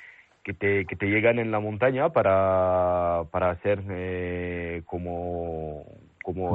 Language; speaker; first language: Spanish; non-native, fluent; French